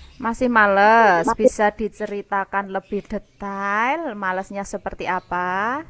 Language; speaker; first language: Indonesian; native; Indonesian